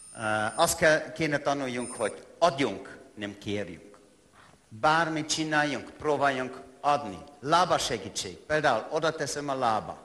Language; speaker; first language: Hungarian; non-native, learner; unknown